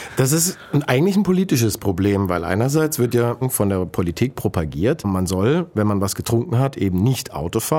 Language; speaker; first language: German; native; German